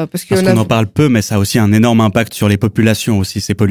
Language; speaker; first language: French; native; French